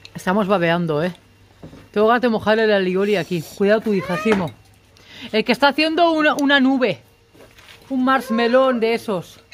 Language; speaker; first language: Spanish; early bilingual, other home language; Arabic